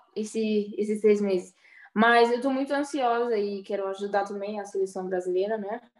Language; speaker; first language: Portuguese; early bilingual, heritage; Portuguese